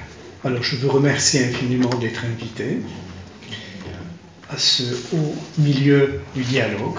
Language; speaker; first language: French; non-native, fluent; Turkish